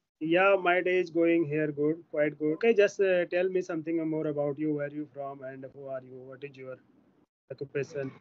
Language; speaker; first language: English; non-native, learner; Hindi